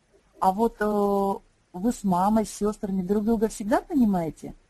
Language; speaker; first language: Russian; native; Russian